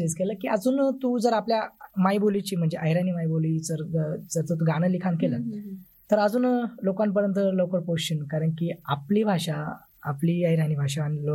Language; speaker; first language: Marathi; non-native, local second language; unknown